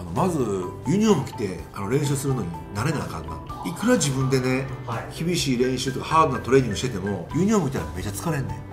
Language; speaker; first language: Japanese; native; Japanese